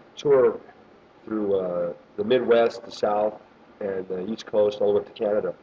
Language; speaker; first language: English; native; English